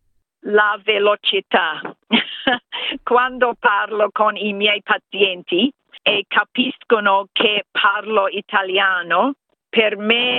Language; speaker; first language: Italian; non-native, fluent; English